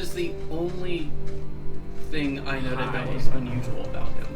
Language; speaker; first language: English; native; English